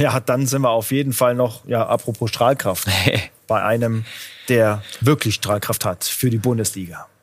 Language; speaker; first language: German; native; German